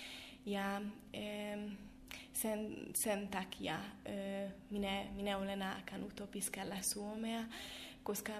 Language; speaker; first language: Finnish; non-native, fluent; Hungarian